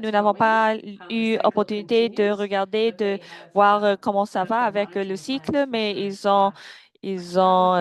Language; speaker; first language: French; non-native, fluent; English